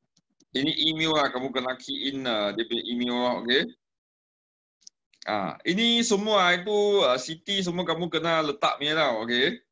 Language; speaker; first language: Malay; non-native, local second language; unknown